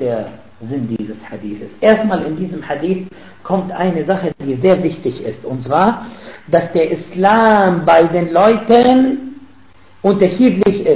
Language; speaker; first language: German; non-native, fluent; Arabic